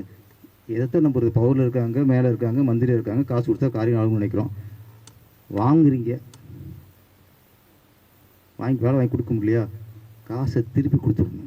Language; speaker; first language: Tamil; native; Tamil